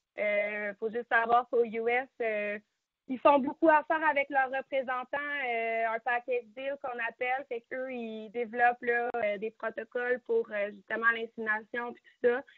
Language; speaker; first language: French; native; French